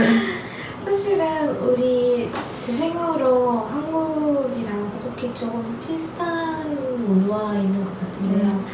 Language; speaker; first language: Korean; non-native, learner; Turkish